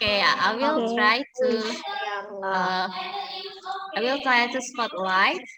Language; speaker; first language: English; non-native, fluent; Indonesian